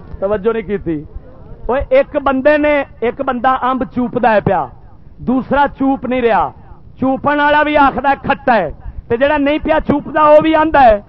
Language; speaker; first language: Urdu; native; Urdu